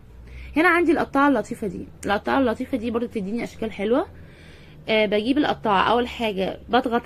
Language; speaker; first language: Arabic; native; Arabic